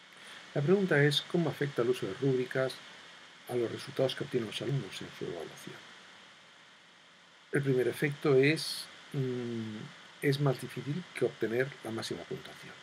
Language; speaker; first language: Spanish; native; Spanish